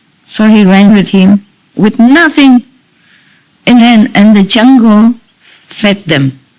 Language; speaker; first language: English; non-native, fluent; Vietnamese